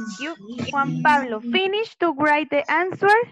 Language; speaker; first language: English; non-native, learner; Spanish